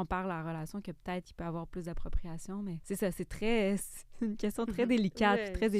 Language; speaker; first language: French; native; French